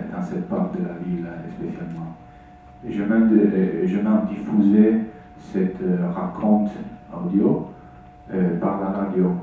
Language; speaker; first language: French; non-native, fluent; Italian